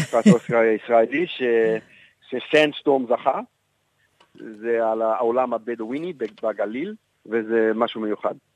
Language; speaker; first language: Hebrew; non-native, fluent; English